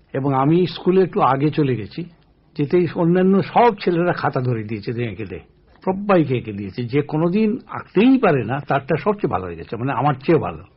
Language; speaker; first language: Bangla; native; Bangla